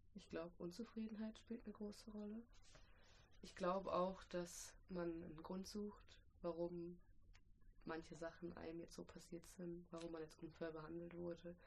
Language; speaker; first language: German; early bilingual, other home language; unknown